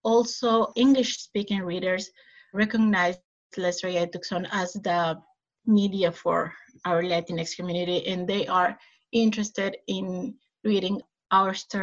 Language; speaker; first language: English; non-native, fluent; Spanish